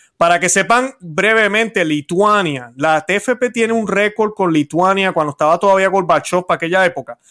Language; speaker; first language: Spanish; native; Spanish